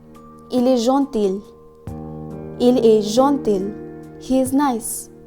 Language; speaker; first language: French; non-native, fluent; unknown